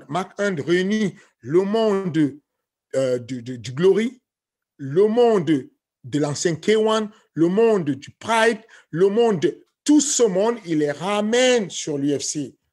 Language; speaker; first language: French; native; French